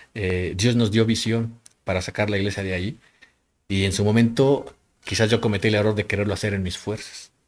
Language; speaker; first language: Spanish; native; Spanish